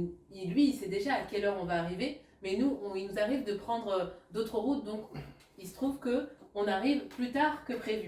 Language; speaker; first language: French; native; French